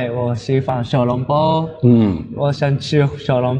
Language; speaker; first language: Chinese; non-native, learner; Japanese